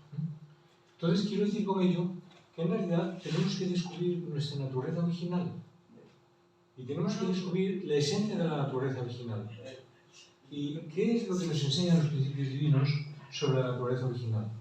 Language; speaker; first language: Spanish; native; Spanish